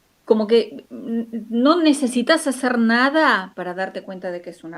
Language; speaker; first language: Spanish; native; Spanish